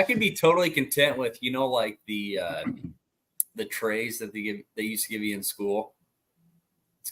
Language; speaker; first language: English; native; English